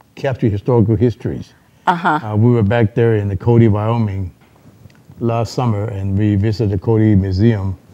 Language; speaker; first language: English; non-native, local second language; Cantonese